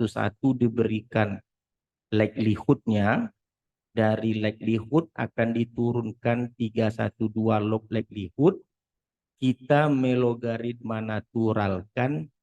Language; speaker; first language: Indonesian; native; Indonesian